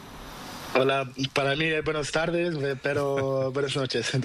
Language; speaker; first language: Spanish; non-native, learner; Portuguese